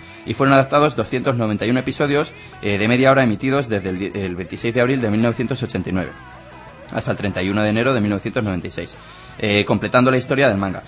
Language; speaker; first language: Spanish; native; Spanish